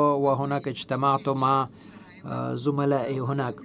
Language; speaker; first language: Arabic; non-native, fluent; Turkish